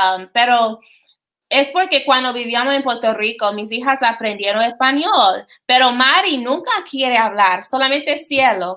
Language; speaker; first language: Spanish; non-native, fluent; English